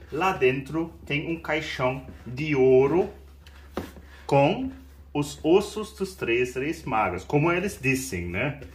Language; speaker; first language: Portuguese; non-native, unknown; German